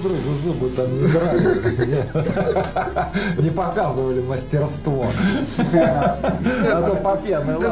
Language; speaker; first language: Russian; native; Russian